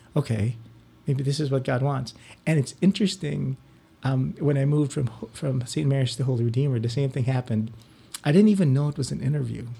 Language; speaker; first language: English; non-native, local second language; Filipino